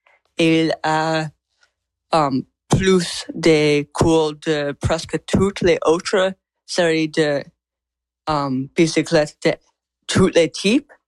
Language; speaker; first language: French; non-native, learner; English